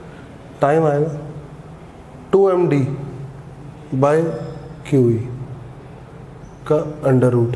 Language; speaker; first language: Hindi; native; Hindi